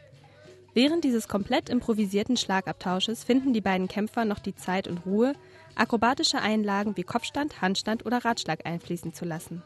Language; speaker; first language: German; native; German